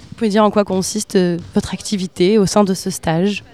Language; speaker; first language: French; native; French